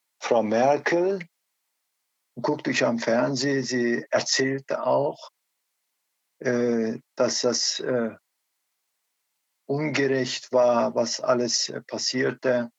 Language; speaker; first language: German; non-native, learner; Turkish